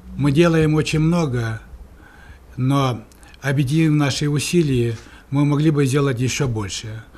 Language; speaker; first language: Russian; native; Russian